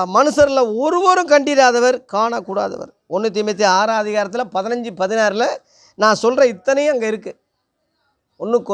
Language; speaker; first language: Tamil; non-native, local second language; Telugu